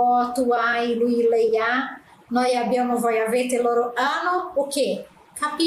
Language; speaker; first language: Italian; non-native, fluent; Portuguese